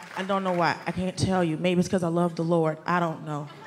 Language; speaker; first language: English; native; English